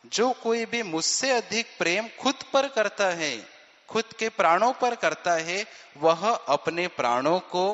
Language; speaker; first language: Hindi; non-native, local second language; Marathi